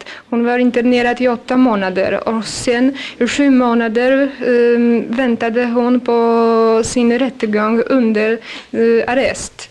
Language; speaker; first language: Swedish; non-native, fluent; Polish